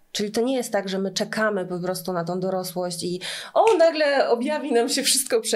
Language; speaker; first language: Polish; native; Polish